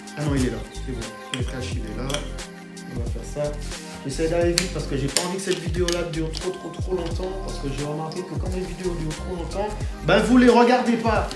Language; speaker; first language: French; non-native, fluent; English